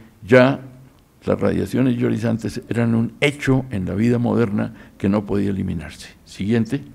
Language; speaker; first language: Spanish; native; Spanish